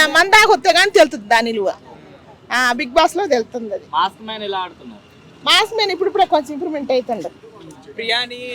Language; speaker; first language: Telugu; native; Telugu